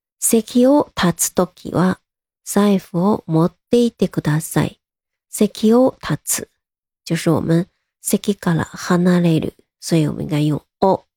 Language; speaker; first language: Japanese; non-native, fluent; Chinese